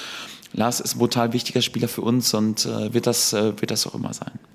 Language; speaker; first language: German; native; German